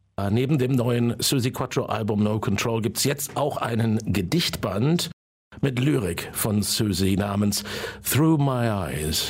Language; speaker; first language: German; native; German